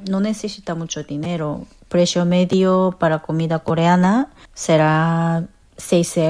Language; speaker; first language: Spanish; non-native, fluent; Korean